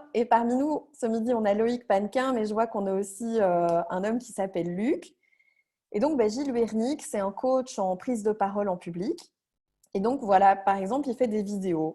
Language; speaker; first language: French; native; French